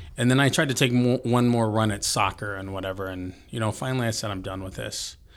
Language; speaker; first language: English; early bilingual, other home language; Filipino